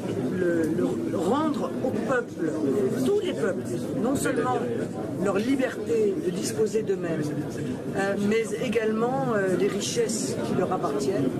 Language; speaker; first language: French; native; French